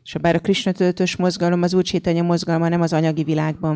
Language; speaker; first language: Hungarian; native; Hungarian